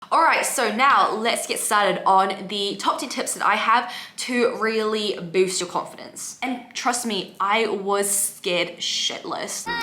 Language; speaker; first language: English; native; English